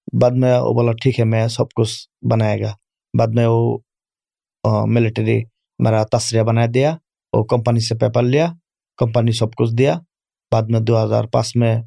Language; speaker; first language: Urdu; non-native, learner; Bangla